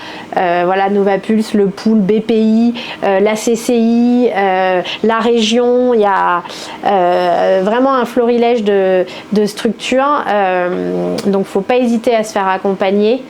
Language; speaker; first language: French; native; French